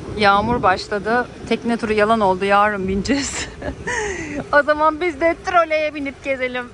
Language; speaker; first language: Turkish; native; Turkish